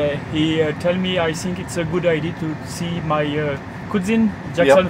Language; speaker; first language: English; non-native, learner; French